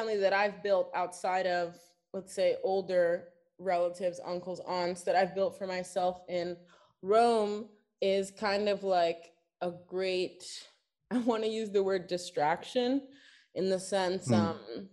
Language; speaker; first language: English; native; English